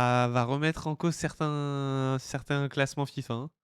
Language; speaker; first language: French; native; French